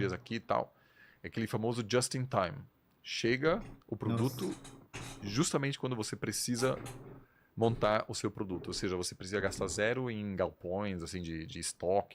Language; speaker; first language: Portuguese; non-native, fluent; German